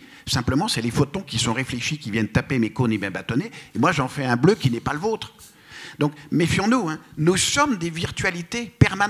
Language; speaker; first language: French; native; French